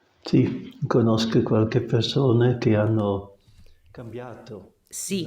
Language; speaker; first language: Italian; non-native, local second language; German